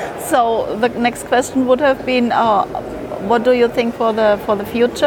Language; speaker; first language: English; non-native, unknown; German